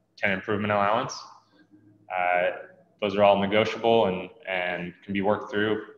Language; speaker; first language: English; native; English